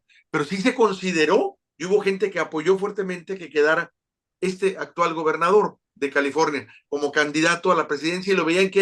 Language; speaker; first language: Spanish; native; Spanish